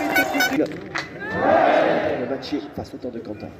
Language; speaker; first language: French; native; French